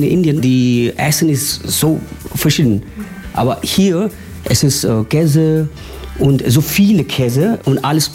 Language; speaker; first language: German; non-native, learner; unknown